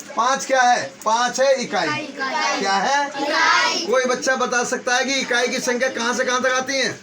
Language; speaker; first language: Hindi; native; Hindi